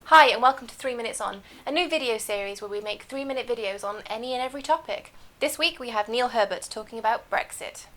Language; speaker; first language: English; native; English